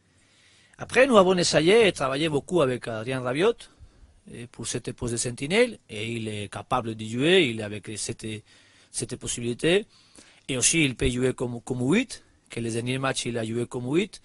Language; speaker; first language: French; non-native, learner; Spanish